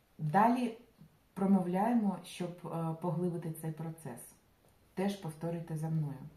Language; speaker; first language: Ukrainian; non-native, local second language; Russian